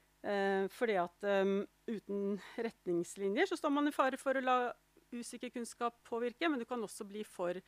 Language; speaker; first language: Norwegian; native; Norwegian